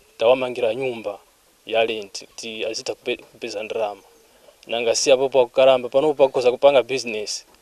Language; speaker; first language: Nyanja; non-native, local second language; Tumbuka